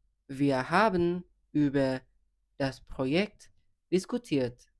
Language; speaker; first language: German; non-native, fluent; Indonesian